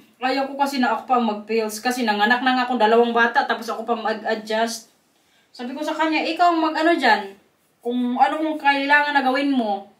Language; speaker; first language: Filipino; non-native, local second language; Waray